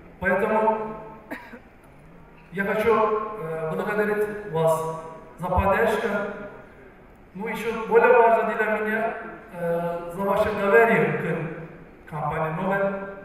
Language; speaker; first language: Russian; non-native, learner; Turkish